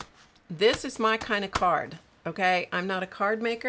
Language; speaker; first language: English; native; English